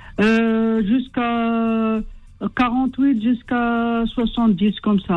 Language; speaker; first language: French; non-native, learner; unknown